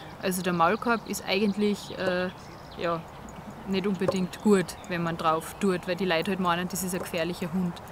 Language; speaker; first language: German; native; German